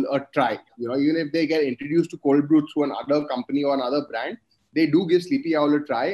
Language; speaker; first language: English; non-native, local second language; Hindi